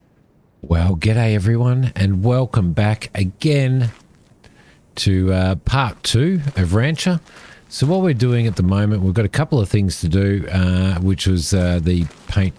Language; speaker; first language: English; native; English